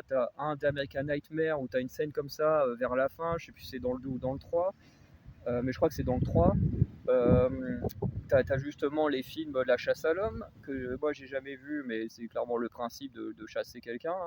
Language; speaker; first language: French; native; French